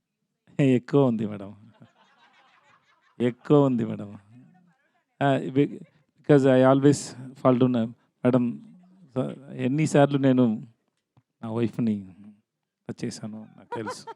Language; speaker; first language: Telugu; non-native, learner; Tamil